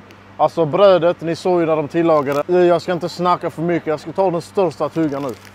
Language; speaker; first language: Swedish; native; Swedish